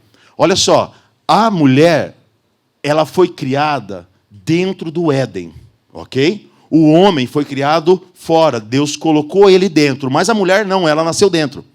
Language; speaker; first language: Portuguese; native; Portuguese